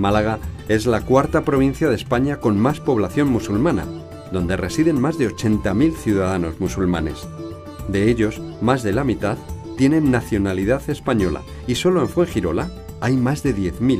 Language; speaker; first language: Spanish; native; Spanish